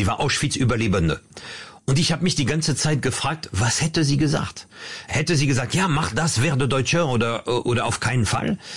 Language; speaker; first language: German; non-native, fluent; French